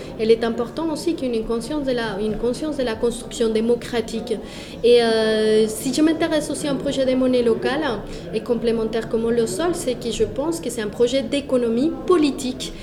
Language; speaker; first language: French; non-native, fluent; Spanish